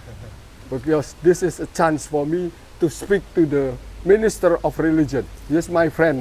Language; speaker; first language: English; non-native, learner; Indonesian